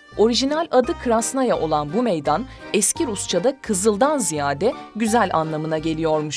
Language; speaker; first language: Turkish; native; Turkish